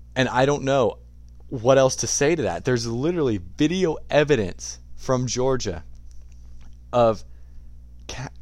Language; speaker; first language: English; native; English